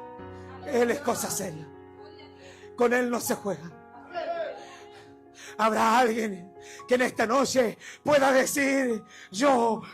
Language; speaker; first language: Spanish; native; Spanish